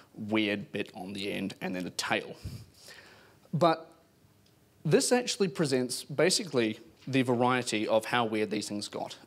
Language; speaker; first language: English; native; English